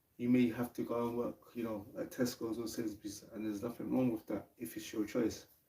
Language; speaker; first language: English; native; English